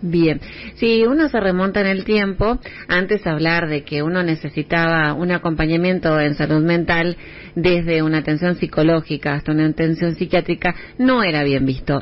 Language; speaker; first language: Spanish; native; Spanish